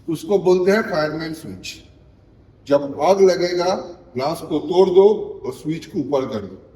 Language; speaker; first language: Hindi; non-native, local second language; Bangla